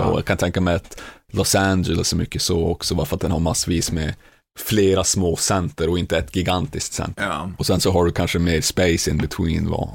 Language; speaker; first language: Swedish; native; Swedish